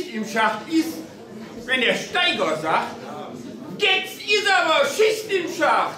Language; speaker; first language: German; native; German